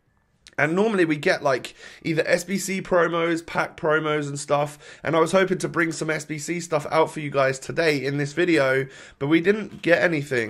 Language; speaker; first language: English; native; English